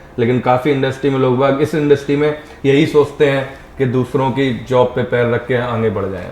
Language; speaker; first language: Hindi; native; Hindi